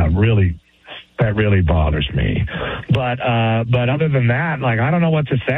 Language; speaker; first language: English; native; English